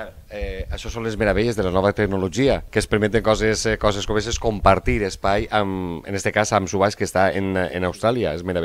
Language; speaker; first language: Catalan; native; Catalan